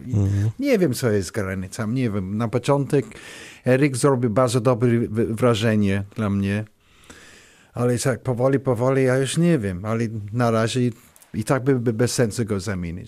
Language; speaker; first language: Polish; non-native, learner; English